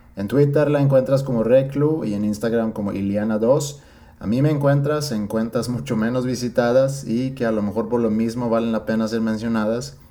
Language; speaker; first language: Spanish; non-native, fluent; Swedish